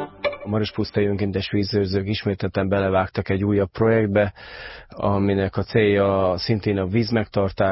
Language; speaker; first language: Hungarian; native; Hungarian